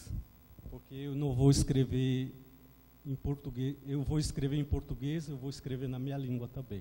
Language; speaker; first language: Portuguese; non-native, local second language; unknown